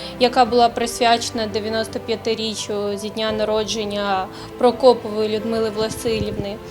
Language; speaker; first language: Ukrainian; native; Ukrainian